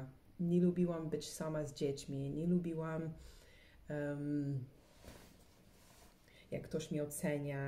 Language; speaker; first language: Polish; early bilingual, heritage; English